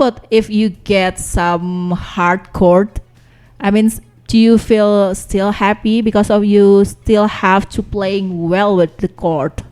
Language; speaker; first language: English; non-native, learner; Indonesian